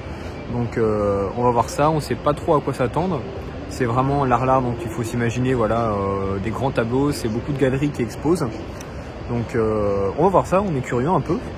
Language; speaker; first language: French; native; French